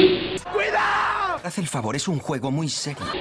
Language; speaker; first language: Spanish; native; Spanish